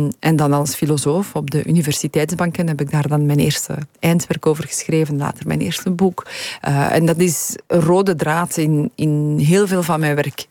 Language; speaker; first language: Dutch; early bilingual, other home language; Polish